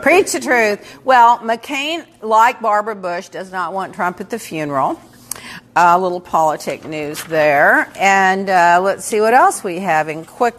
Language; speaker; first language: English; native; English